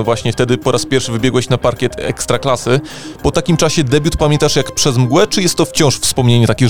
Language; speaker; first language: Polish; native; Polish